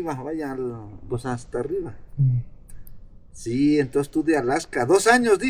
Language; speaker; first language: Spanish; native; Spanish